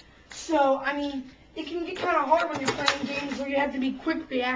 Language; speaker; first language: English; native; English